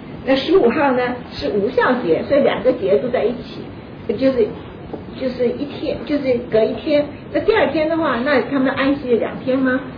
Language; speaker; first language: Chinese; native; Chinese